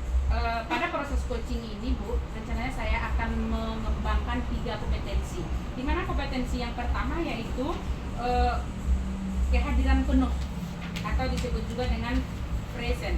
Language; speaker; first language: Indonesian; native; Indonesian